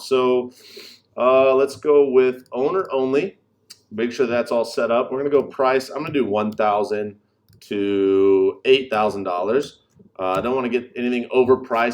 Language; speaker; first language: English; native; English